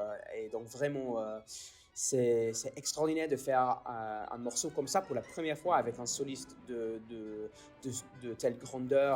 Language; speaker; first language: French; non-native, fluent; English